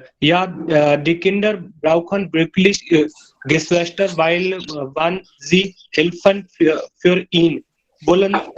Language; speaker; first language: German; non-native, learner; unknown